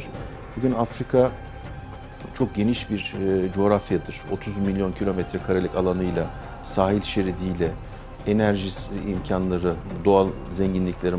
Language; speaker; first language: Turkish; native; Turkish